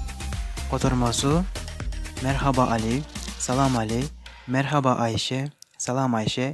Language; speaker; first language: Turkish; non-native, fluent; Kyrgyz